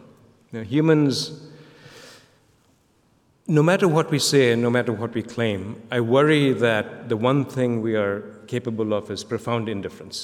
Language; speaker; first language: English; non-native, local second language; Bangla